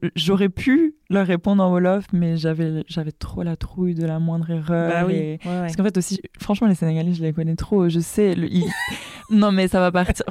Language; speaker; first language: French; native; French